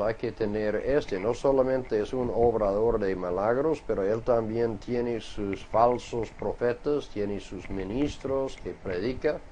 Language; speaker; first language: Spanish; non-native, fluent; English